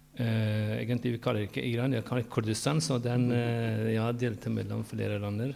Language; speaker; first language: Norwegian; non-native, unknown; Central Kurdish